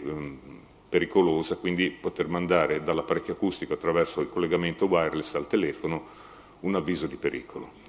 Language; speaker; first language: Italian; native; Italian